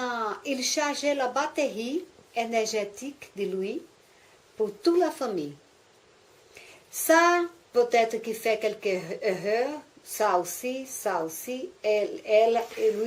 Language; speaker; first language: French; non-native, learner; Portuguese